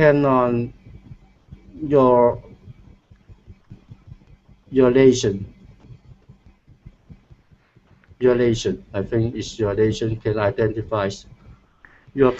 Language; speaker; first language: English; non-native, learner; Cantonese